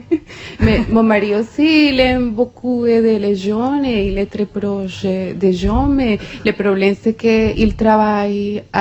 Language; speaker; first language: French; non-native, fluent; Spanish